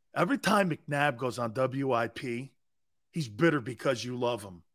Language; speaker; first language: English; native; English